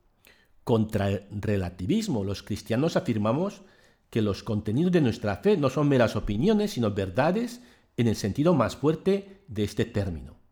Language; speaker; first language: Spanish; native; Spanish